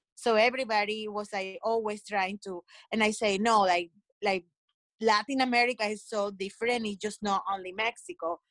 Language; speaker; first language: English; non-native, fluent; Spanish